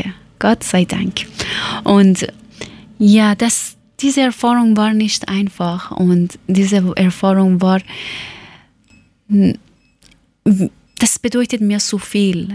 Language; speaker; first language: German; non-native, learner; Persian